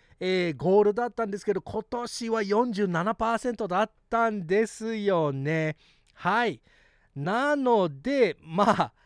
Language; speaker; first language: Japanese; early bilingual, heritage; Japanese